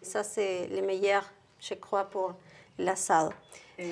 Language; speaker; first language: French; non-native, learner; Spanish